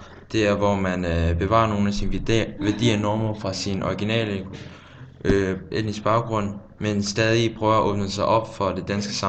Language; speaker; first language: Danish; early bilingual, other home language; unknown